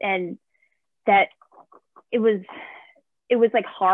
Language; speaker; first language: English; native; English